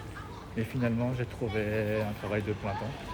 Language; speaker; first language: French; non-native, learner; Japanese